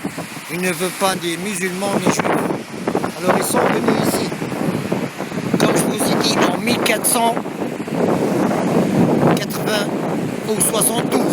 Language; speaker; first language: French; non-native, local second language; Arabic